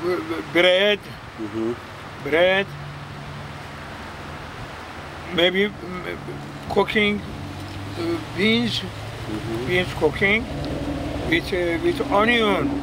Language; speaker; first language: English; non-native, learner; Persian